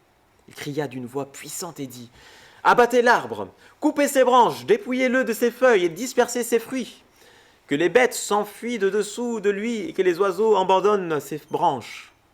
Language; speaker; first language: French; native; French